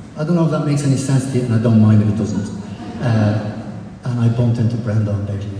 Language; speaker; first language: English; native; English